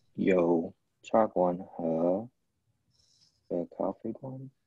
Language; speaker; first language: Chinese; non-native, learner; English